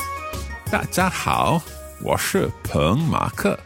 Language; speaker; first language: Chinese; non-native, learner; English